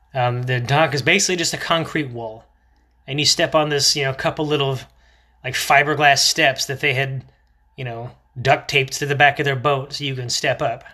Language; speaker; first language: English; native; English